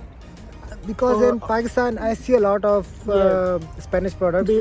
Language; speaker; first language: English; non-native, local second language; Urdu